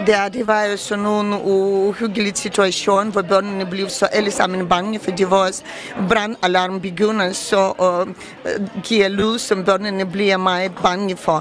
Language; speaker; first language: Danish; non-native, fluent; Ukrainian